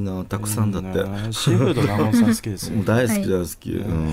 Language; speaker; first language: Japanese; native; Japanese